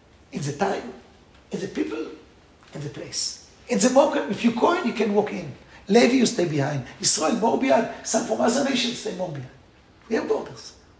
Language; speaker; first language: English; non-native, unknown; Hebrew